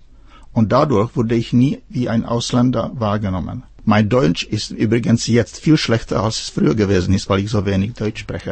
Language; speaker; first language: German; non-native, fluent; Czech